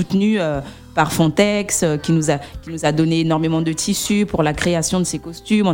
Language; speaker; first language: French; native; French